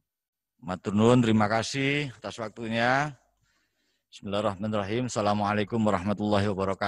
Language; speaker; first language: Indonesian; non-native, local second language; Javanese